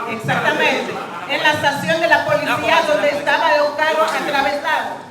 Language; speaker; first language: Spanish; non-native, fluent; Haitian Creole